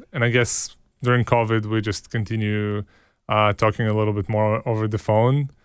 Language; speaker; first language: English; early bilingual, other home language; Hebrew